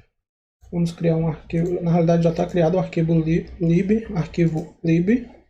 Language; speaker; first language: Portuguese; native; Portuguese